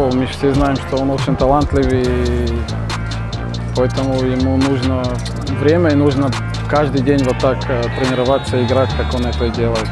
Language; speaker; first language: Russian; non-native, fluent; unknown